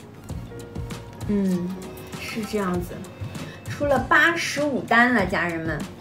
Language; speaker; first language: Chinese; native; Chinese